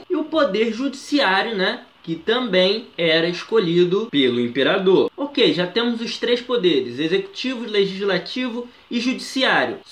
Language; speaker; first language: Portuguese; native; Portuguese